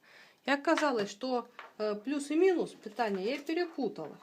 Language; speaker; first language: Russian; native; Russian